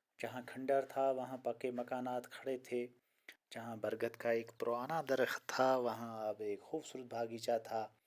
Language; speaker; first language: Urdu; non-native, local second language; Kashmiri